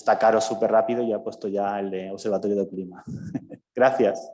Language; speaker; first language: Spanish; native; Spanish